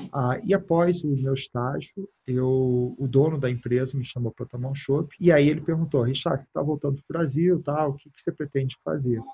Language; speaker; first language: Portuguese; early bilingual, heritage; Portuguese